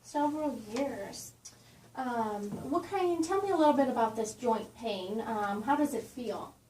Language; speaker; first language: English; native; English